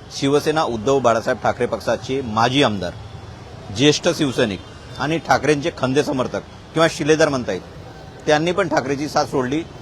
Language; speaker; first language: Marathi; native; Marathi